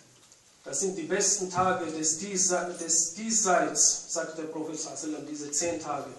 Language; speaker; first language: German; non-native, fluent; Arabic